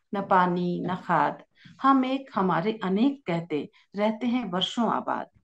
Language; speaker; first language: Hindi; native; Hindi